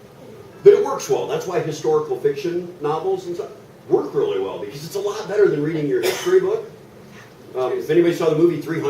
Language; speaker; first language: English; native; English